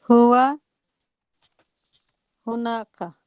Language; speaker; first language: Arabic; non-native, learner; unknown